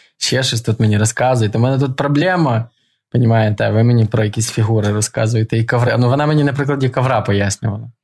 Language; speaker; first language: Ukrainian; non-native, local second language; Russian